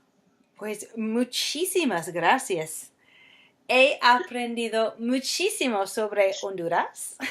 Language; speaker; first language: Spanish; non-native, fluent; English